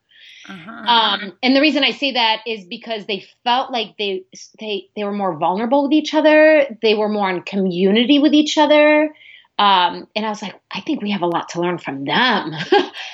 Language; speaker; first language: English; early bilingual, other home language; Arabic